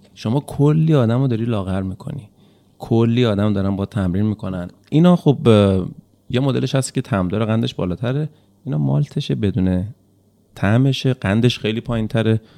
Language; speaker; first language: Persian; native; Persian